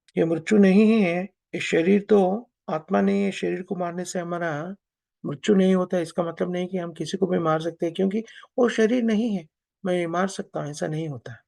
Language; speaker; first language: Hindi; non-native, local second language; Telugu